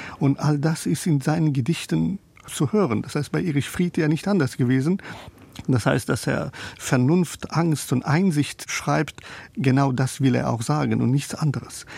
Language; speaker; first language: German; non-native, fluent; Persian